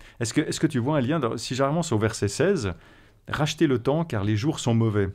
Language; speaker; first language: French; native; French